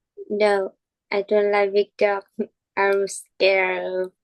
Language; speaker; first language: English; non-native, learner; Vietnamese